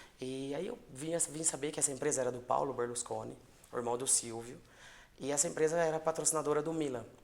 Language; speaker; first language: Portuguese; native; Portuguese